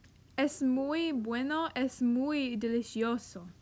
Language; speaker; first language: Spanish; non-native, learner; English